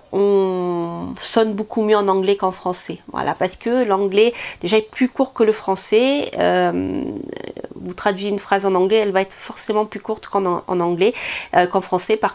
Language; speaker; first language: French; native; French